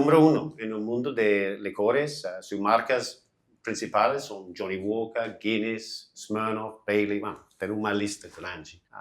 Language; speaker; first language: Portuguese; non-native, learner; English